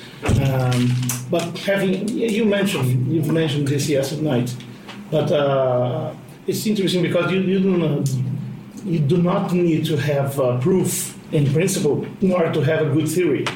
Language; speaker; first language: English; non-native, fluent; Portuguese